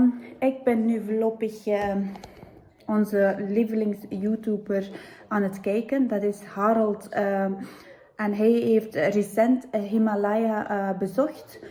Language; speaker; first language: Dutch; non-native, fluent; Tibetan